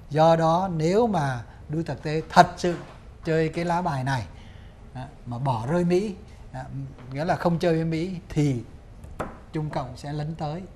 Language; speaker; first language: Vietnamese; native; Vietnamese